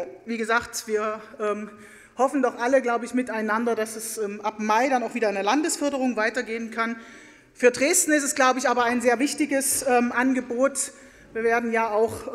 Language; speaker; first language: German; native; German